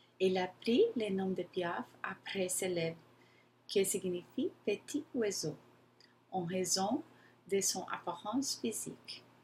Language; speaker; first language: French; non-native, learner; Portuguese